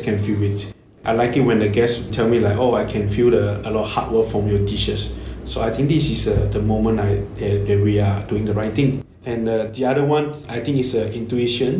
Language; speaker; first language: English; non-native, local second language; Chinese